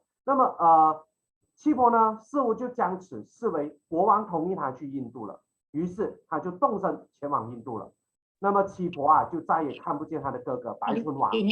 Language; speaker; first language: Chinese; native; Chinese